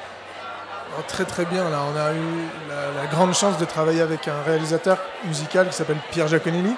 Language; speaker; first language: French; native; French